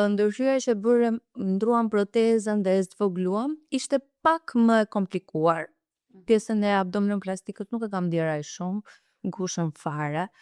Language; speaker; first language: Albanian; early bilingual, heritage; Albanian